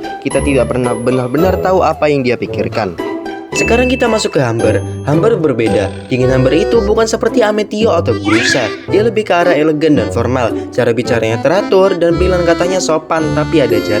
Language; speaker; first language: Indonesian; native; Indonesian